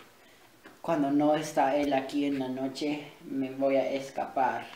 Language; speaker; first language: Spanish; non-native, learner; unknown